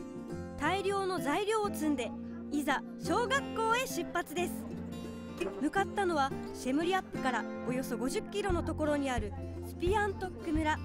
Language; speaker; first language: Japanese; native; Japanese